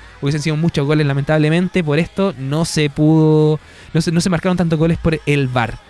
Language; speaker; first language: Spanish; native; Spanish